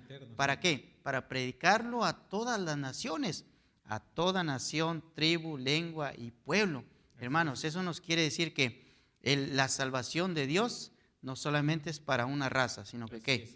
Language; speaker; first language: Spanish; native; Spanish